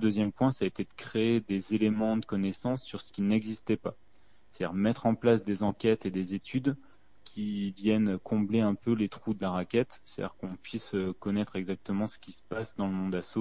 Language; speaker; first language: French; native; French